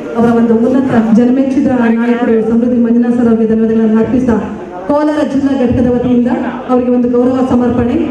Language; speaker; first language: Kannada; native; Kannada